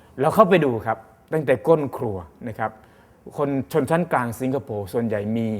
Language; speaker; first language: Thai; native; Thai